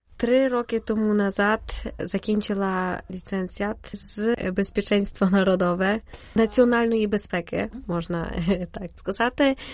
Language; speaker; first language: Ukrainian; native; Ukrainian